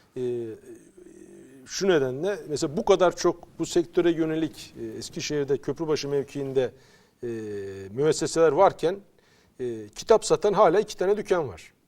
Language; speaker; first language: Turkish; native; Turkish